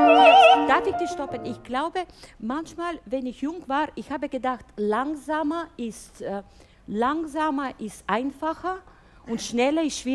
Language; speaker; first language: German; non-native, fluent; Bulgarian